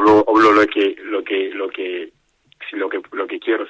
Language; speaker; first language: Spanish; non-native, learner; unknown